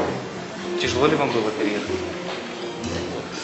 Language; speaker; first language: Russian; non-native, learner; Polish